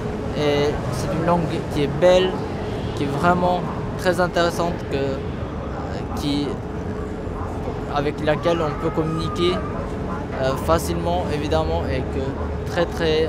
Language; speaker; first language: French; non-native, fluent; Albanian